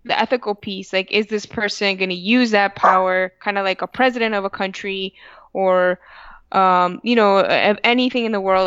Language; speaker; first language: English; early bilingual, other home language; Spanish